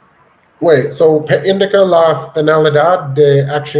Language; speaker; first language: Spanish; non-native, learner; English